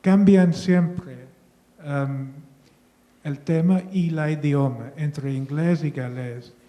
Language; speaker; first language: Spanish; non-native, fluent; English